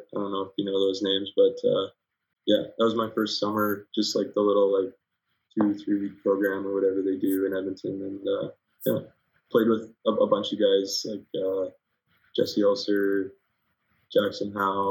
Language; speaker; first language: English; native; English